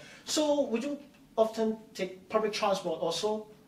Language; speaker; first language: English; non-native, local second language; Cantonese